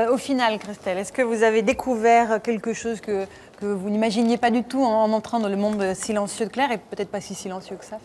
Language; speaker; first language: French; native; French